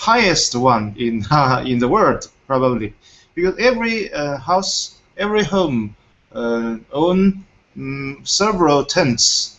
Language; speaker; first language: English; non-native, fluent; Chinese